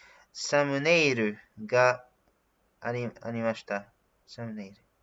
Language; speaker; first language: Japanese; non-native, learner; English